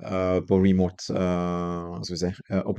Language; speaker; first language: Norwegian; non-native, fluent; French